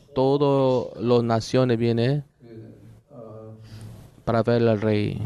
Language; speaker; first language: Spanish; non-native, learner; Korean